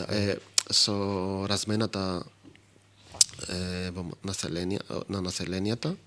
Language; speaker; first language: Macedonian; non-native, fluent; Greek